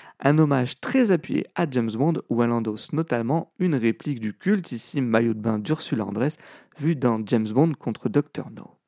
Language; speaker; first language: French; native; French